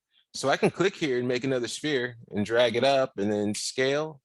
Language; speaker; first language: English; native; English